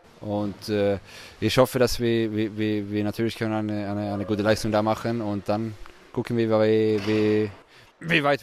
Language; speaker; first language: German; non-native, fluent; Swedish